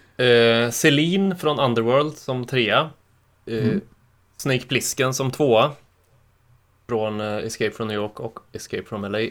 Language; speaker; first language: Swedish; native; Swedish